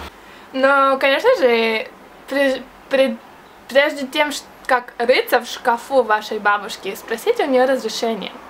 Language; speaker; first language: Russian; early bilingual, heritage; Russian